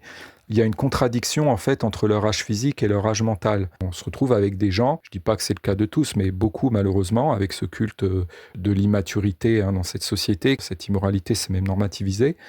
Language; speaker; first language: French; native; French